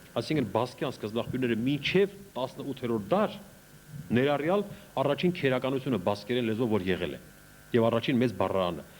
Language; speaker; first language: Armenian; native; Armenian